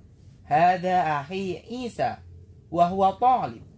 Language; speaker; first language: Arabic; non-native, learner; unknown